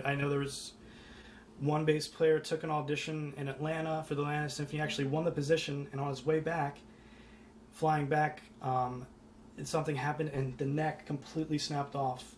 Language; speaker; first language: English; native; English